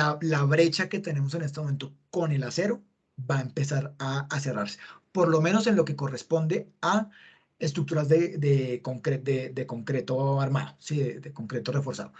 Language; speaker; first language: Spanish; native; Spanish